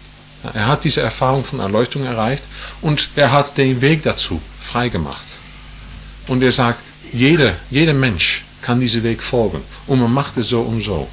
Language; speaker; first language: German; non-native, fluent; English